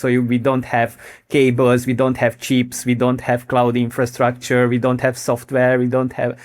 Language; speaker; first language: English; non-native, fluent; Hungarian